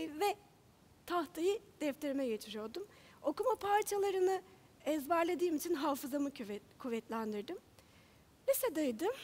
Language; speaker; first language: Turkish; native; Turkish